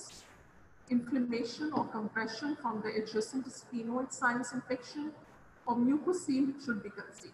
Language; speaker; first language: English; non-native, local second language; Hindi